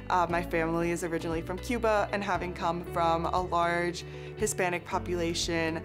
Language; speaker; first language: English; native; English